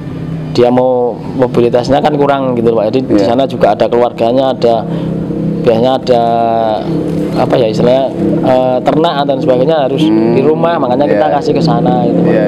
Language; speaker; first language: Indonesian; native; Indonesian